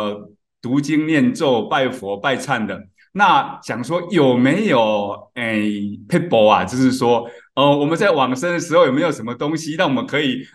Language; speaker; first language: Chinese; native; Chinese